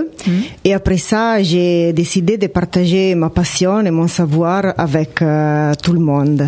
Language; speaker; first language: French; non-native, fluent; Italian